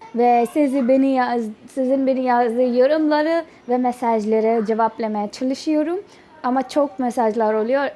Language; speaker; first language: Turkish; non-native, fluent; Urdu